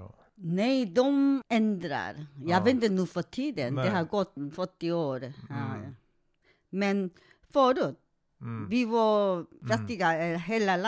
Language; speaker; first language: Swedish; non-native, fluent; Korean